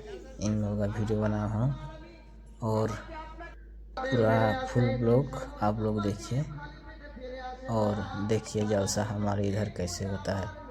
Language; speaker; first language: Hindi; non-native, local second language; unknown